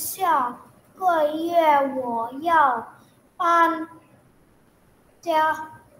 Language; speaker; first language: Chinese; non-native, learner; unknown